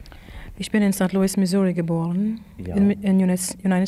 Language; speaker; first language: German; non-native, fluent; English